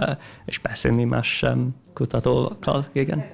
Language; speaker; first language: Hungarian; early bilingual, heritage; English